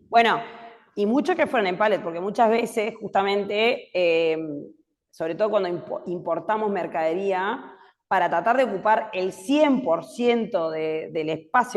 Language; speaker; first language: Spanish; native; Spanish